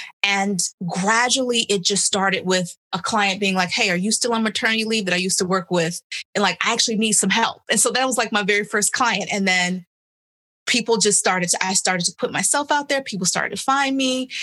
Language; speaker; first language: English; native; English